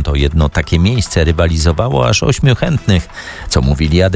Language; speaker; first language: Polish; native; Polish